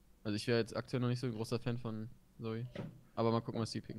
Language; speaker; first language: German; native; German